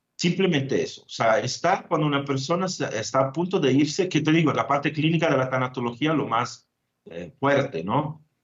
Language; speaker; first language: Spanish; non-native, fluent; Italian